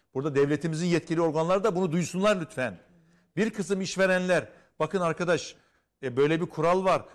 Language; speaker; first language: Turkish; native; Turkish